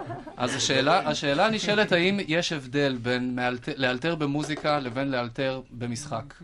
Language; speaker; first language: Hebrew; native; Hebrew